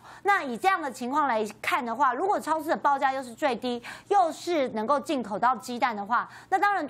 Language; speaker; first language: Chinese; native; Chinese